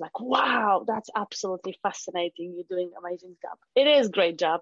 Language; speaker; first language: English; non-native, fluent; Polish